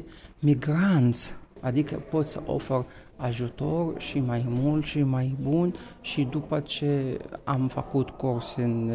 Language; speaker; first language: Romanian; non-native, fluent; Arabic